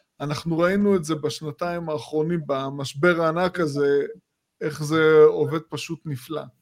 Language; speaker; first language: Hebrew; native; Hebrew